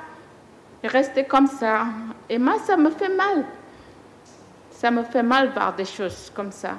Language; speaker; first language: French; non-native, learner; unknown